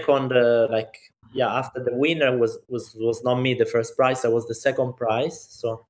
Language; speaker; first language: English; non-native, fluent; Italian